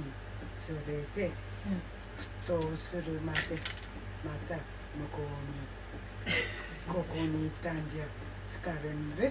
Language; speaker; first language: Japanese; native; Japanese